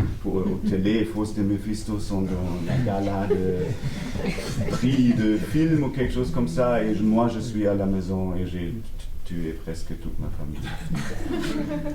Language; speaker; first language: French; non-native, learner; German